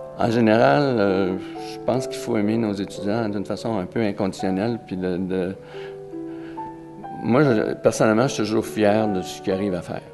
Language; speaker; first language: French; native; French